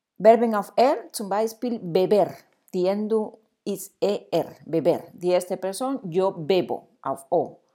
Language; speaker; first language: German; non-native, fluent; Spanish